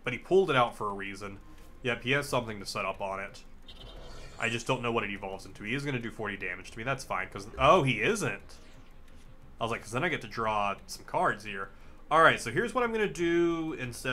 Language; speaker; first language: English; native; English